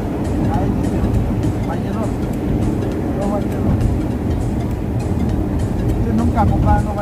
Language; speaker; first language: Spanish; non-native, fluent; Haitian Creole